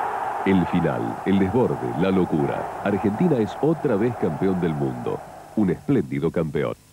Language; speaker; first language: Spanish; native; Spanish